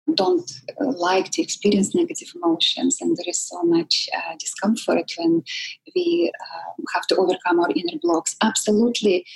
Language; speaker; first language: English; non-native, fluent; Russian